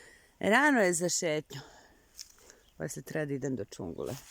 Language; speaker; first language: Bosnian; native; Bosnian